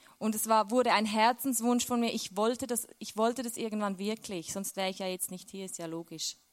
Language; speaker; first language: German; native; German